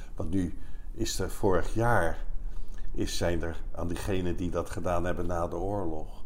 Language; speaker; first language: Dutch; native; Dutch